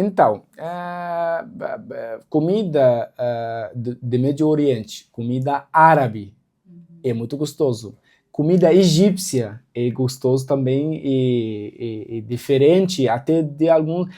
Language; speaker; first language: Portuguese; non-native, local second language; Arabic